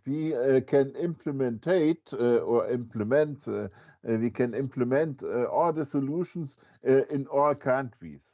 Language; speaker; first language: English; non-native, fluent; German